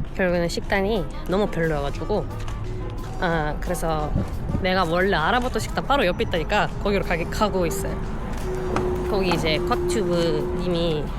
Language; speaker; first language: Korean; non-native, fluent; Ukrainian